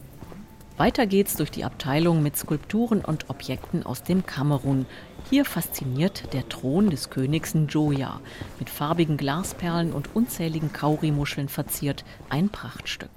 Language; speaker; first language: German; native; German